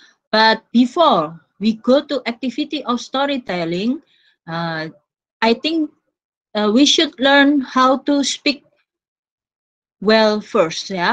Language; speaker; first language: English; non-native, fluent; Indonesian